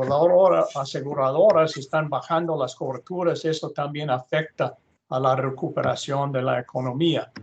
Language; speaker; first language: Spanish; non-native, fluent; English